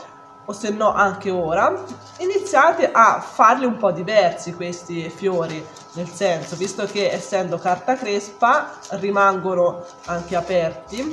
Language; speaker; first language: Italian; native; Italian